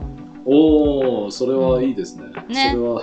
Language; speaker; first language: Japanese; non-native, fluent; Chinese